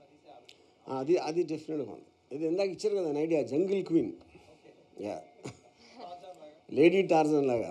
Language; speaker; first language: Telugu; native; Telugu